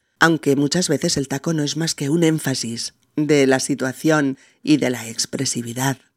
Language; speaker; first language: Spanish; native; Spanish